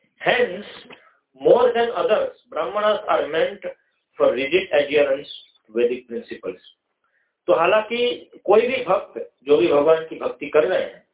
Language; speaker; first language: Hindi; non-native, local second language; Gujarati